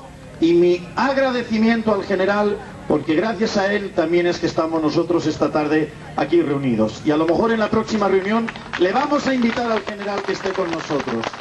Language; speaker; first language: Spanish; native; Spanish